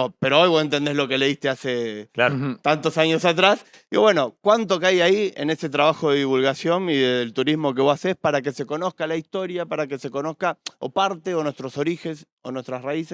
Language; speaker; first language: Spanish; native; Spanish